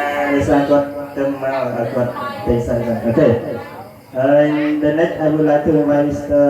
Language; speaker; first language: English; non-native, learner; Khmer